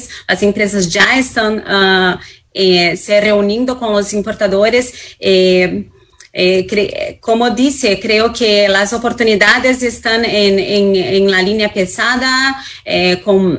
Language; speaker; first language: Spanish; non-native, fluent; Portuguese